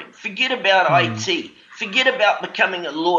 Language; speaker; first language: English; native; English